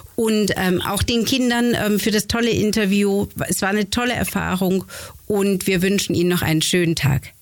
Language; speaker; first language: German; native; German